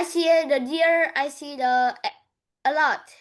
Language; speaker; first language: English; non-native, learner; Vietnamese